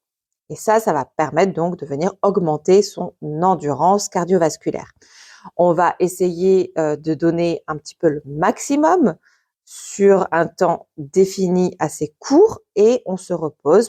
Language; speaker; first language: French; native; French